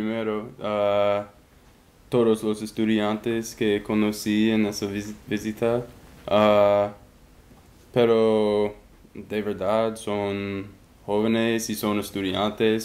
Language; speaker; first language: Spanish; non-native, learner; English